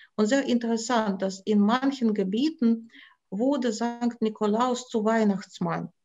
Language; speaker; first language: German; non-native, fluent; Russian